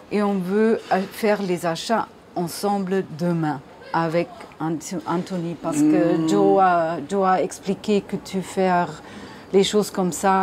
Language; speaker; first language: French; non-native, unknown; German